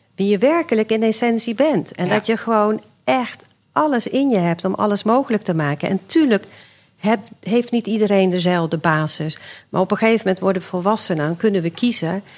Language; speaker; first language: Dutch; early bilingual, other home language; Swedish